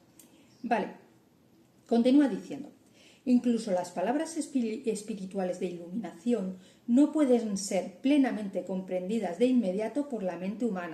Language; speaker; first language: Spanish; native; Spanish